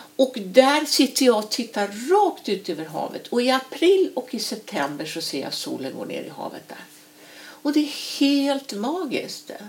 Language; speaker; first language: Swedish; native; Swedish